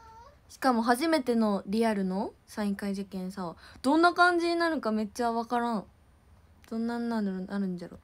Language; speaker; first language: Japanese; native; Japanese